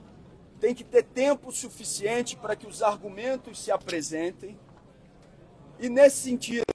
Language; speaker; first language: Portuguese; native; Portuguese